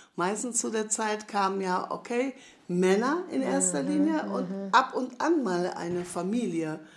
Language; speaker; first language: German; native; German